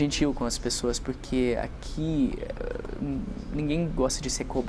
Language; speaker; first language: Portuguese; non-native, fluent; English